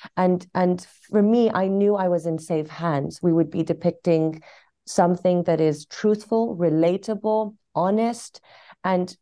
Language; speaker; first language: English; non-native, fluent; Persian